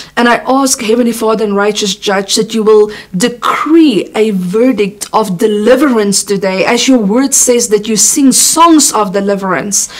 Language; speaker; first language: English; non-native, local second language; Afrikaans